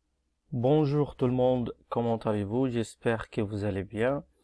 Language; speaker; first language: French; non-native, fluent; Arabic